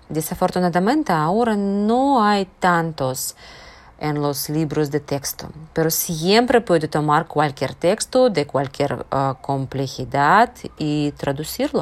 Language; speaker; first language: Spanish; non-native, fluent; Russian